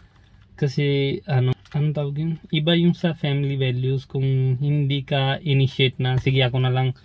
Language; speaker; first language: Filipino; non-native, learner; Punjabi